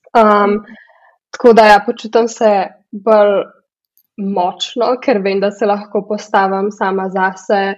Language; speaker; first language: Slovenian; early bilingual, heritage; Slovenian